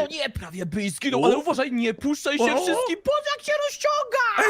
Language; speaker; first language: Polish; native; Polish